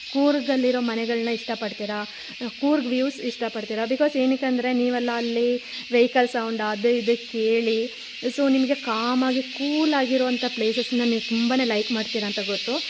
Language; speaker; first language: Kannada; non-native, local second language; Kodava